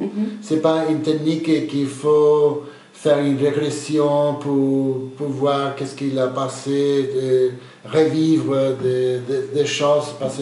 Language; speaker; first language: French; non-native, fluent; Spanish